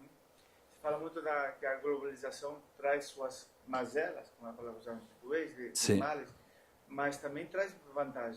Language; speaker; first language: Portuguese; non-native, fluent; Spanish